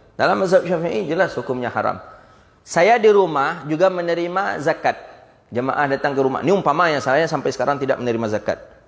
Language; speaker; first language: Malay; non-native, local second language; Minangkabau